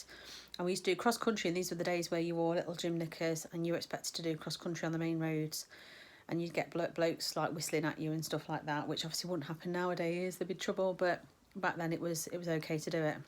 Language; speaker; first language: English; native; English